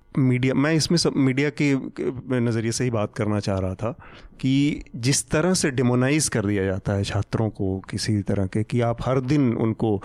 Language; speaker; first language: Hindi; native; Hindi